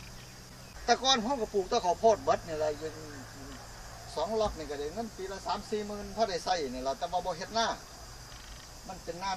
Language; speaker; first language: Thai; non-native, local second language; Northeastern Thai